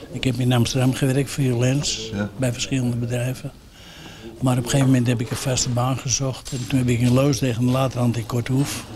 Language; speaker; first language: Dutch; native; Dutch